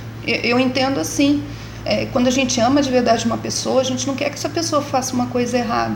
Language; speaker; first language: Portuguese; native; Portuguese